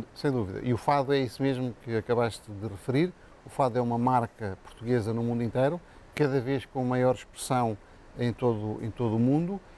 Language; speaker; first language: Portuguese; native; Portuguese